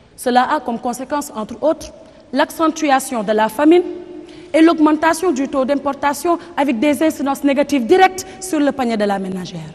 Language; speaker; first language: French; non-native, local second language; Wolof